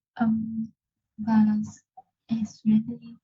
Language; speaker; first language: English; non-native, learner; Vietnamese